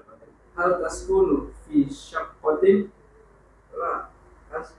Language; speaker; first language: Arabic; non-native, learner; Indonesian